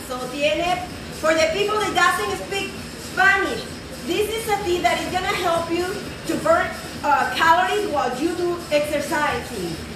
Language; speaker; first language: English; non-native, fluent; Spanish